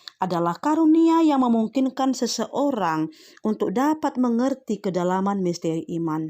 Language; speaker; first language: Indonesian; native; Indonesian